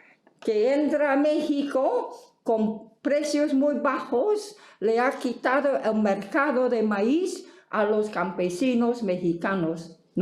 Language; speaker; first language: Spanish; non-native, fluent; Chinese